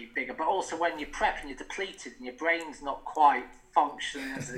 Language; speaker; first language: English; native; English